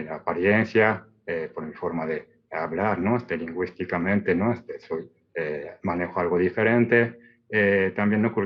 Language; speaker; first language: Spanish; non-native, fluent; Japanese